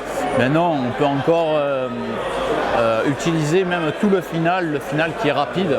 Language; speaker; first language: French; native; French